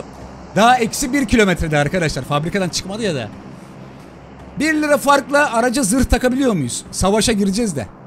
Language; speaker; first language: Turkish; native; Turkish